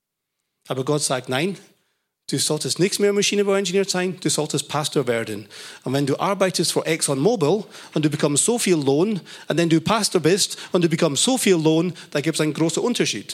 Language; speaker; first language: German; non-native, fluent; English